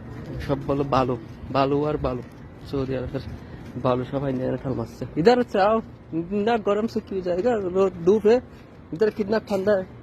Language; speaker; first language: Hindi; non-native, learner; Bangla